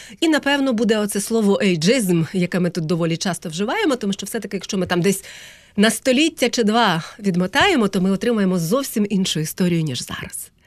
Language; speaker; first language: Ukrainian; native; Ukrainian